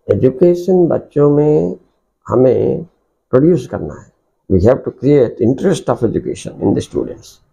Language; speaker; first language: Hindi; non-native, local second language; Odia